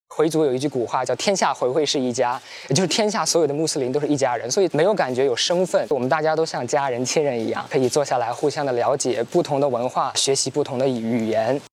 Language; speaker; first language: Chinese; native; Chinese